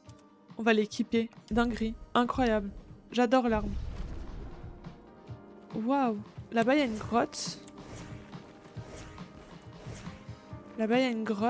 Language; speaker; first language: French; native; French